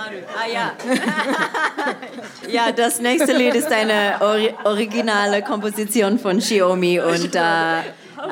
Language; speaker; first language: German; non-native, fluent; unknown